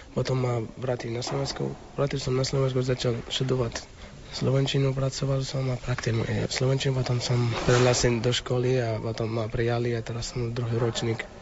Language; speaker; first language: Slovak; non-native, learner; Arabic